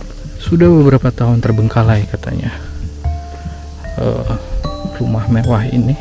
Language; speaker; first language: Indonesian; non-native, local second language; Sundanese